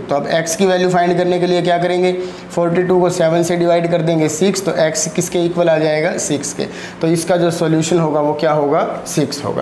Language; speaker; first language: Hindi; native; Hindi